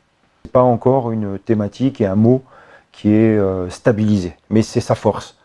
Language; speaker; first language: French; native; French